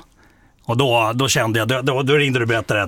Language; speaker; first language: Swedish; native; Swedish